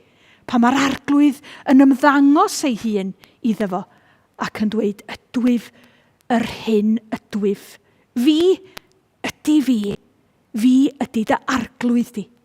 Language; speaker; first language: Welsh; native; Welsh